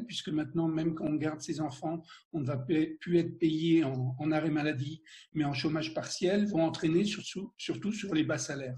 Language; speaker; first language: French; native; French